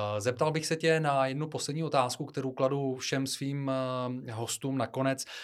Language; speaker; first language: Czech; non-native, fluent; Bulgarian